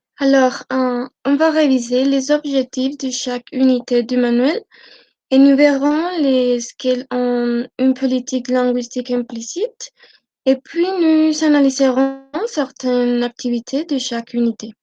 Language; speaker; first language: French; non-native, learner; Spanish